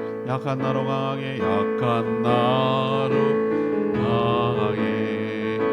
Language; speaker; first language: Korean; native; Korean